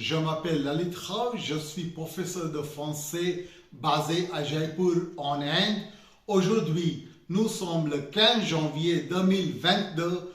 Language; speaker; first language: French; non-native, fluent; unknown